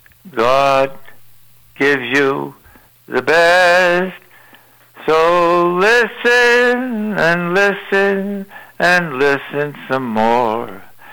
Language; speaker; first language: English; native; English